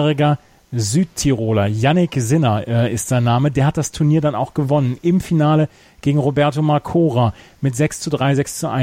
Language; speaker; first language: German; native; German